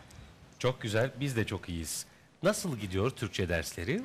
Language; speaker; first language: Turkish; native; Turkish